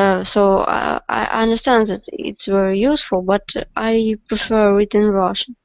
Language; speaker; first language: English; non-native, learner; Russian